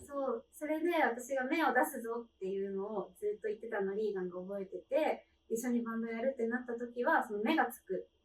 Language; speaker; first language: Japanese; native; Japanese